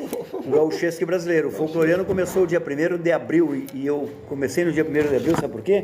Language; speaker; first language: Portuguese; native; Portuguese